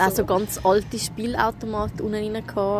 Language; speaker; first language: German; native; German